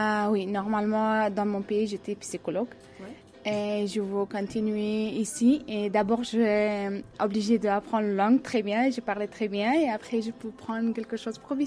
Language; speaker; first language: French; non-native, learner; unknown